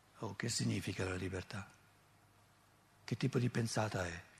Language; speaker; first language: Italian; native; Italian